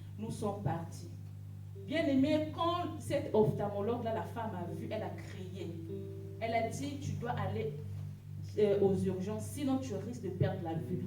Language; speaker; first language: French; non-native, local second language; Lingala